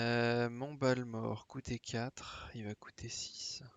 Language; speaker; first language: French; native; French